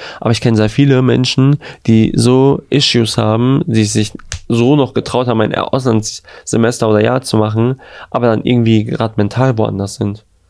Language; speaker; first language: German; early bilingual, other home language; Albanian